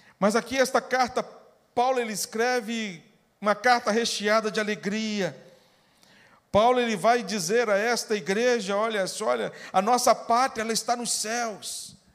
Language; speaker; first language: Portuguese; native; Portuguese